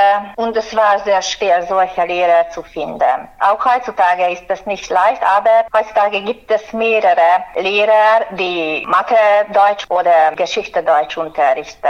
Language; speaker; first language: German; non-native, fluent; Hungarian